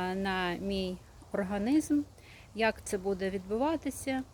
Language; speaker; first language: Ukrainian; non-native, local second language; Russian